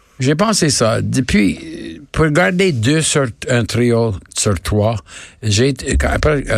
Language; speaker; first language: French; non-native, learner; English